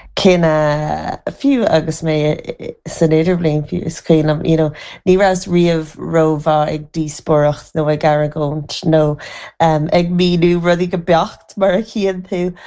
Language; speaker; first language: Irish; native; Irish